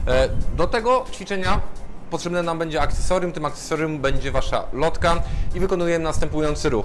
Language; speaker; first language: Polish; native; Polish